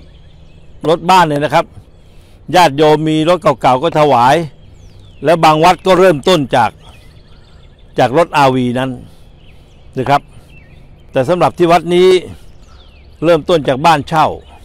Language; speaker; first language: Thai; native; Thai